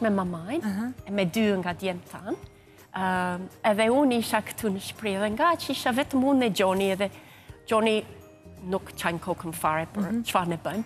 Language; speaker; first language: Albanian; non-native, fluent; English